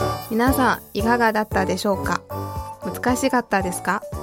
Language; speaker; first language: Japanese; non-native, fluent; Chinese